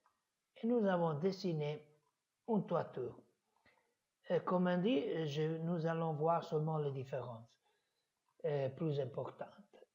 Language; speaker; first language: French; non-native, fluent; Italian